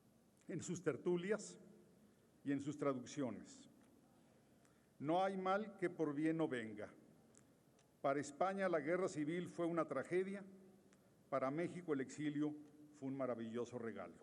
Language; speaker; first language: Spanish; native; Spanish